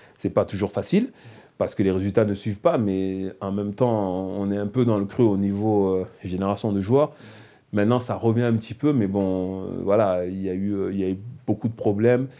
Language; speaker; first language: French; native; French